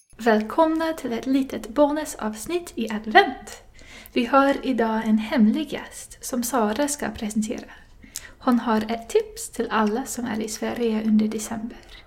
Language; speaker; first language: Swedish; native; Swedish